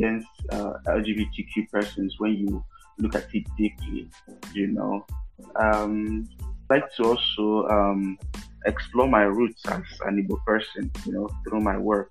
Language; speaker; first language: English; non-native, local second language; Igbo